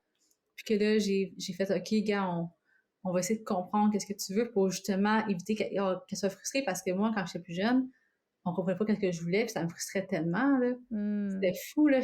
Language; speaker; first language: French; native; French